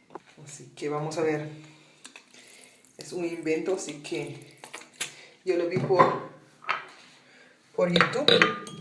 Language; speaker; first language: Spanish; non-native, fluent; Papiamento